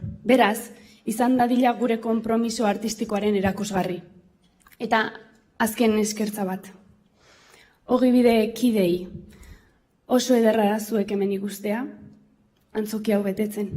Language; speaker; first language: Basque; non-native, learner; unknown